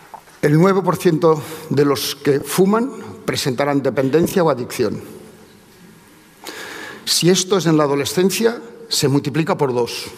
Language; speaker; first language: Spanish; native; Spanish